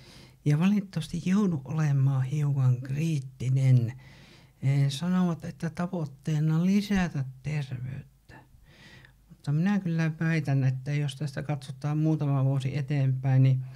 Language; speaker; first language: Finnish; native; Finnish